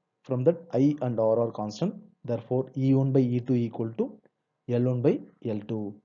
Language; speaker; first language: English; non-native, local second language; Tamil